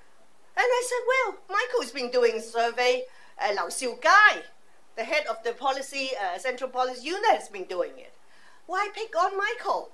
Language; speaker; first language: English; non-native, local second language; Cantonese